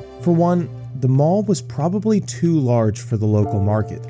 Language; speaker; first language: English; native; English